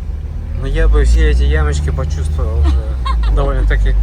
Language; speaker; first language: Russian; native; Russian